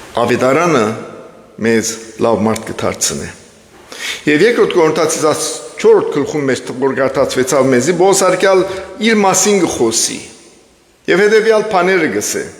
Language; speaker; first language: Armenian; early bilingual, heritage; Armenian